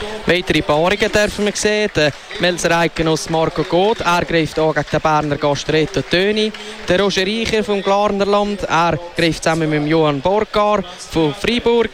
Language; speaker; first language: German; native; German